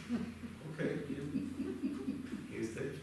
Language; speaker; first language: Spanish; non-native, fluent; French